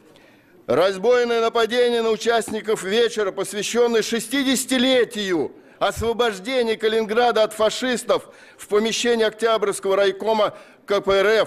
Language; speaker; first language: Russian; native; Russian